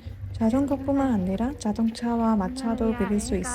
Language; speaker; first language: Korean; non-native, fluent; Burmese